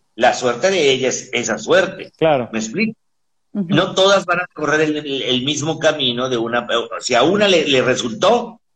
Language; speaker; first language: Spanish; native; Spanish